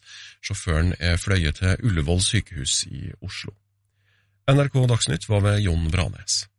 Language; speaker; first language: Norwegian; native; Norwegian